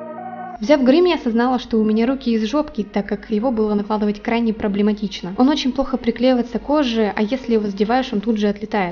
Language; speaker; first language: Russian; native; Russian